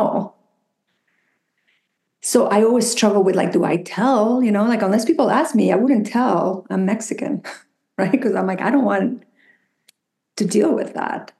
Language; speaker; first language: English; non-native, fluent; Spanish